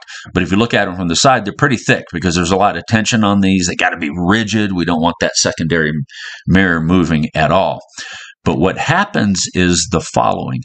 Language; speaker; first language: English; native; English